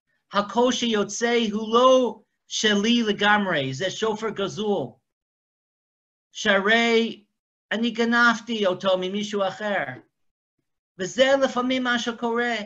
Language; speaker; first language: Hebrew; non-native, fluent; English